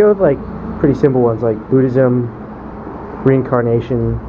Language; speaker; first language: English; native; English